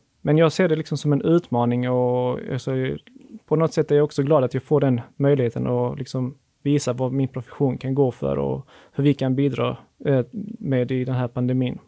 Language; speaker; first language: Swedish; native; Swedish